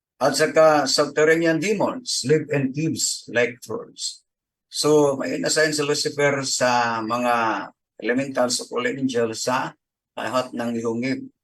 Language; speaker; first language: Filipino; non-native, local second language; Cebuano